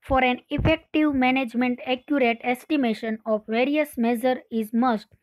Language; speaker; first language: English; non-native, local second language; Gujarati